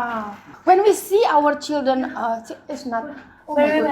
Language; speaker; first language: English; non-native, learner; Indonesian